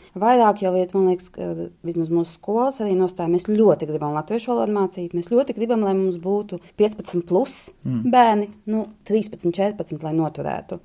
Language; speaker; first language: Latvian; native; Latvian